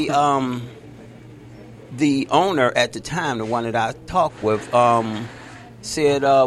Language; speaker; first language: English; native; English